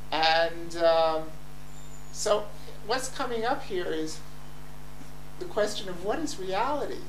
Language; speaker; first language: English; native; English